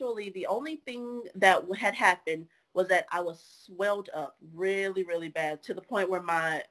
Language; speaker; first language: English; native; English